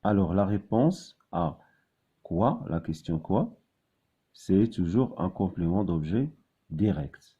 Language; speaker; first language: French; non-native, local second language; Arabic